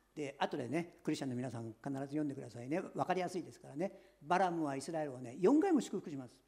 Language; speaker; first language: Japanese; native; Japanese